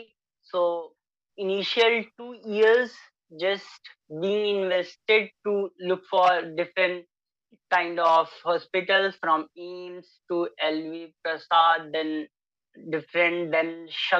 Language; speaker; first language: English; non-native, local second language; Hindi